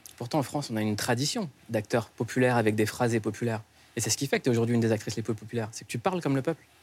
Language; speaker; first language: French; native; French